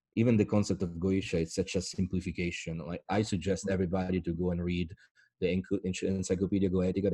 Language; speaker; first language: English; non-native, fluent; Italian